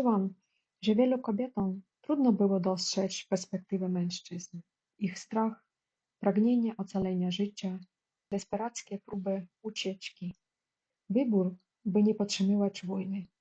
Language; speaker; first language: Polish; non-native, fluent; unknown